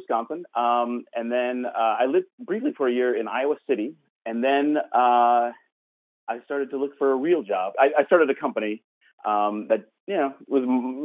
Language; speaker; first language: English; native; English